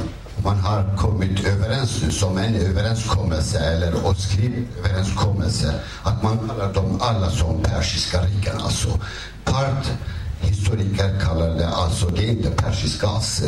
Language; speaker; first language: Swedish; non-native, fluent; Kurdish